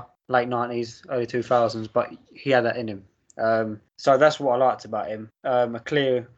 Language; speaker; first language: English; native; English